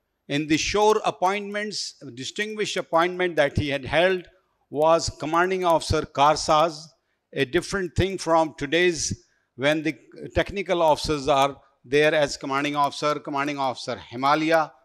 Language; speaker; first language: English; non-native, local second language; Urdu